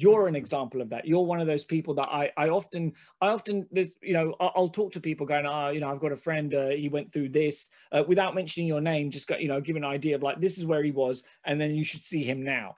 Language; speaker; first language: English; non-native, local second language; Hindi